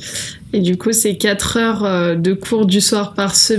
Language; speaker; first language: French; native; French